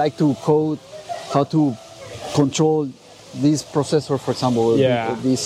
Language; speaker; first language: English; non-native, fluent; Spanish